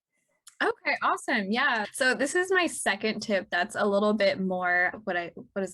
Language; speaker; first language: English; native; English